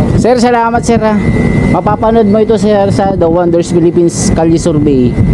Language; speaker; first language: Filipino; native; Filipino